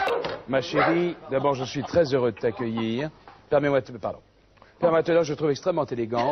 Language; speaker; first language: French; native; French